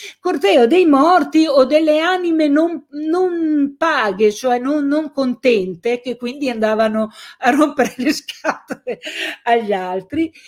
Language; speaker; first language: Italian; native; Italian